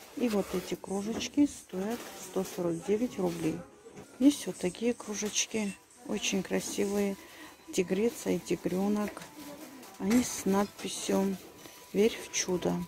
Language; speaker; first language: Russian; native; Russian